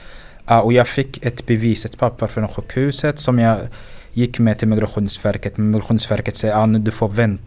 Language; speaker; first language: Swedish; non-native, fluent; Arabic